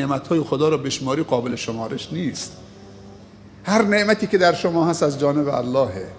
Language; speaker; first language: Persian; native; Persian